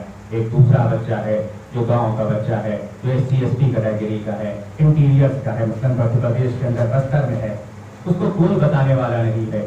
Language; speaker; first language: Urdu; native; Urdu